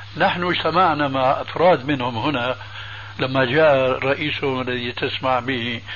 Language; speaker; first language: Arabic; early bilingual, other home language; Albanian